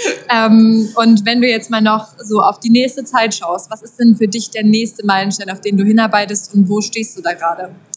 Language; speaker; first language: German; native; German